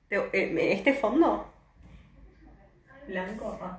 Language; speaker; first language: Spanish; native; Spanish